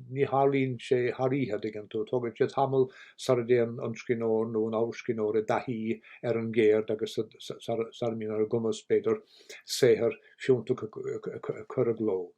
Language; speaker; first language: Irish; native; Irish